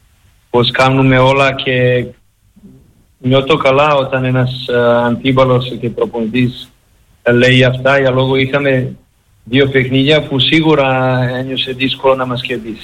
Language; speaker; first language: Greek; non-native, fluent; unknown